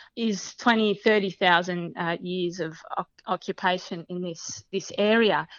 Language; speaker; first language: English; native; English